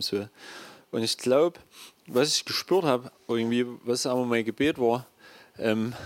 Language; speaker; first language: German; native; German